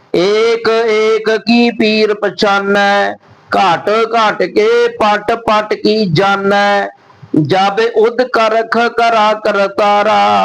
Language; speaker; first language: Hindi; non-native, local second language; Punjabi